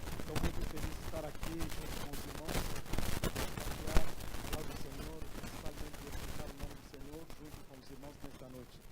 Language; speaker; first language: Portuguese; non-native, fluent; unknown